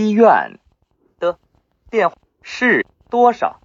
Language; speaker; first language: Chinese; non-native, learner; English